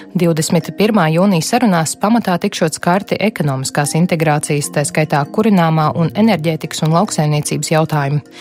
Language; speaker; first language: Latvian; native; Latvian